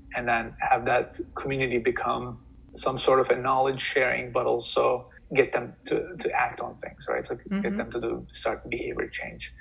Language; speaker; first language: English; non-native, fluent; Turkish